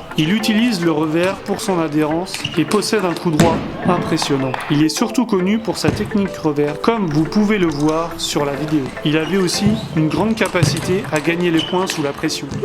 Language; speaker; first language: French; native; French